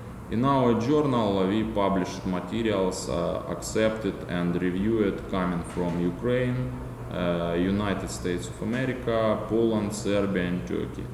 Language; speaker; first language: English; non-native, fluent; Russian